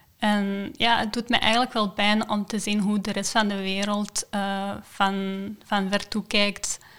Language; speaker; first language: Dutch; non-native, fluent; Persian